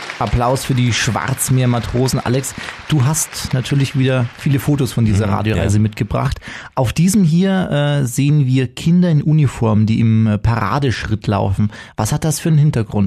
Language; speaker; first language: German; native; German